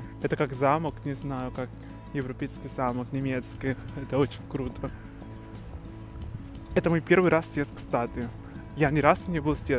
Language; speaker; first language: Russian; non-native, fluent; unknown